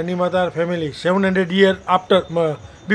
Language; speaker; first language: English; non-native, learner; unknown